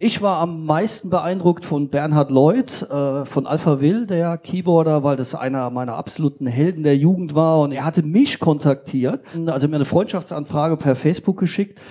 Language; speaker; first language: German; native; German